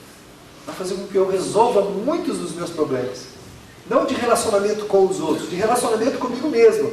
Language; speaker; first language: Portuguese; native; Portuguese